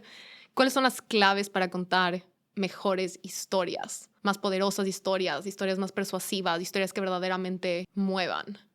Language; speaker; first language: Spanish; native; Spanish